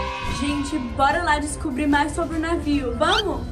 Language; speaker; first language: Portuguese; native; Portuguese